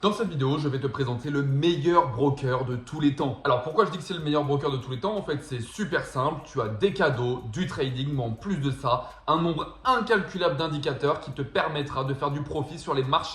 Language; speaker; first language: French; native; French